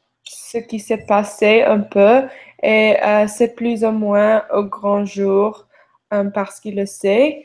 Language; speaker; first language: French; non-native, learner; English